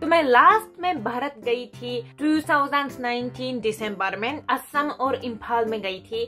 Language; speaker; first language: Hindi; non-native, fluent; Japanese